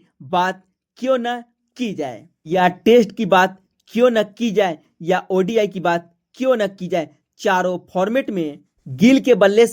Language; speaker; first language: Hindi; native; Hindi